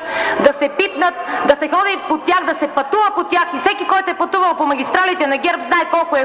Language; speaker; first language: Bulgarian; native; Bulgarian